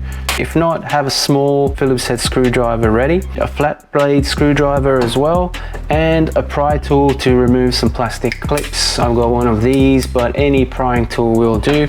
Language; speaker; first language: English; native; English